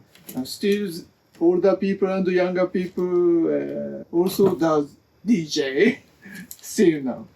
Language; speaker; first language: English; non-native, learner; Japanese